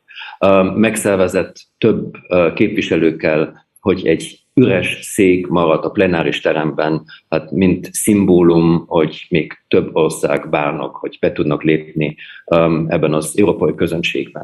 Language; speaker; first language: Hungarian; early bilingual, heritage; German